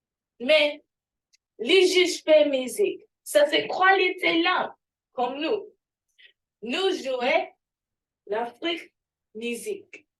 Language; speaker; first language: French; non-native, learner; English